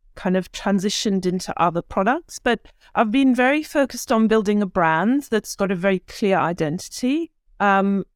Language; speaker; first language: English; early bilingual, other home language; Turkish